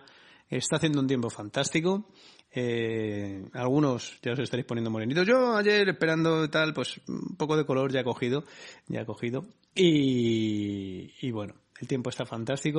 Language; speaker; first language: Spanish; native; Spanish